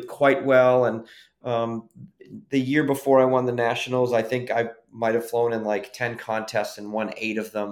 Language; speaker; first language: English; native; English